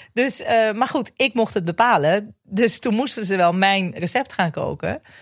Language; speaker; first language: Dutch; native; Dutch